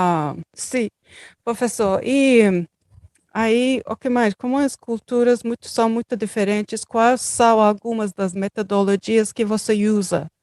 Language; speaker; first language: Portuguese; non-native, learner; Turkish